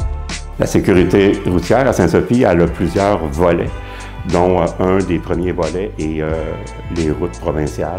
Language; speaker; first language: French; native; French